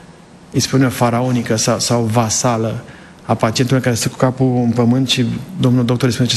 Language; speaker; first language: Romanian; native; Romanian